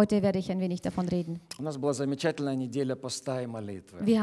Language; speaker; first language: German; non-native, learner; Russian